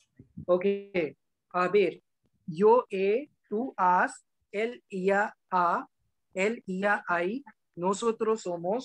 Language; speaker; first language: Spanish; non-native, learner; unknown